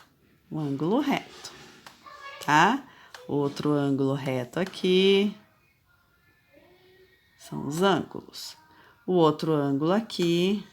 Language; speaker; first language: Portuguese; native; Portuguese